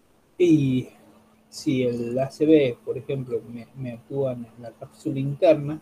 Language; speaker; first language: Spanish; native; Spanish